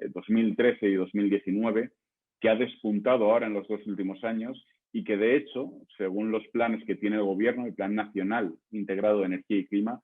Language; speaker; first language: Spanish; native; Spanish